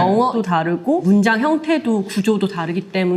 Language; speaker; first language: Korean; native; Korean